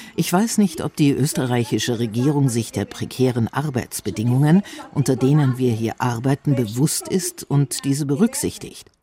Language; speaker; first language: German; non-native, fluent; Slovak